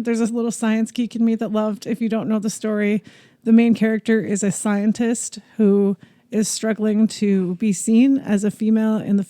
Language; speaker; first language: English; native; English